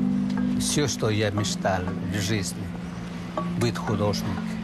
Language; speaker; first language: Russian; non-native, fluent; Chinese